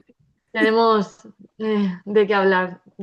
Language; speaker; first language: Spanish; native; Spanish